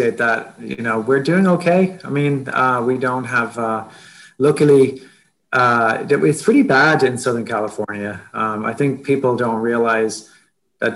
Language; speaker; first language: English; native; English